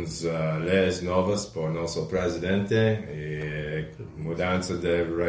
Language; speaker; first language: Portuguese; non-native, fluent; English